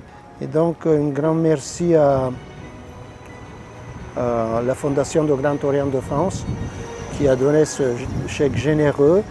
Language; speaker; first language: French; non-native, fluent; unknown